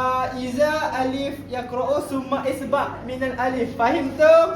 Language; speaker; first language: Arabic; non-native, learner; Malay